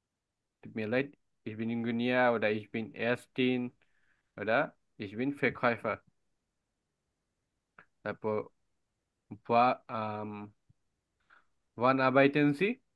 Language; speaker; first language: German; non-native, learner; Bangla